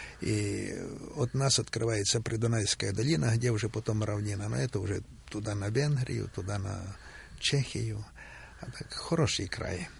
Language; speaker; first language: Russian; non-native, local second language; Ukrainian